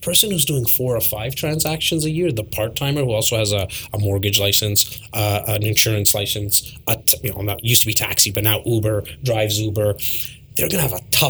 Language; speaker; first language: English; native; English